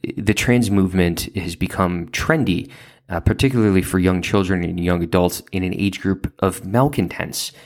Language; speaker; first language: English; native; English